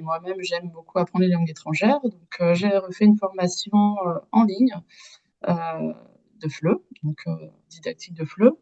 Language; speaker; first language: French; native; French